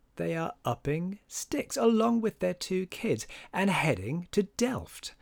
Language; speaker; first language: English; native; English